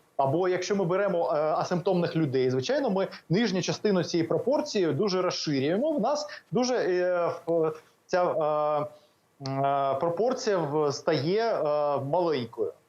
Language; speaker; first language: Ukrainian; native; Ukrainian